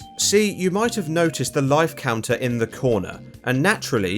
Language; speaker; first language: English; native; English